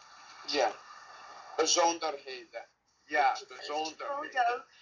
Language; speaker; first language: Dutch; non-native, learner; English